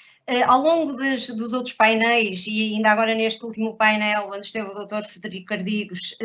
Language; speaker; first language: Portuguese; native; Portuguese